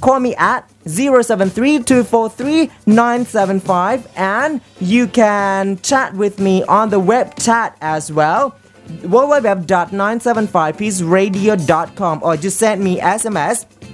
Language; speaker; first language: English; non-native, fluent; Thai